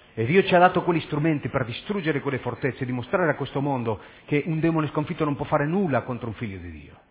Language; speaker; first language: Italian; non-native, fluent; Spanish